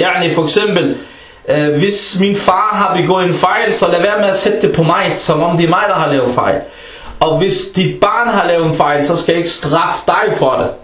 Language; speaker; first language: Danish; early bilingual, other home language; Arabic